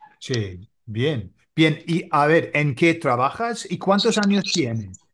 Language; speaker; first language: Spanish; non-native, fluent; English